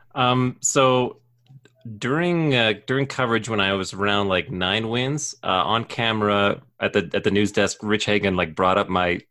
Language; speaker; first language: English; native; English